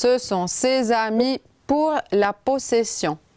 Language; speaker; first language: French; non-native, fluent; Romanian